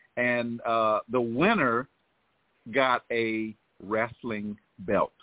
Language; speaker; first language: English; native; English